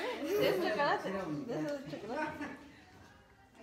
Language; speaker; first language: Spanish; early bilingual, other home language; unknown